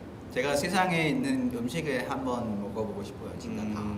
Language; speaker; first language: Korean; non-native, fluent; Vietnamese